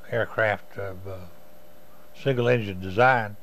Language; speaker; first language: English; native; English